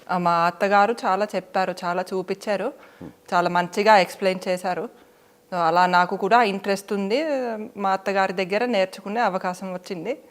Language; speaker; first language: Telugu; non-native, fluent; Finnish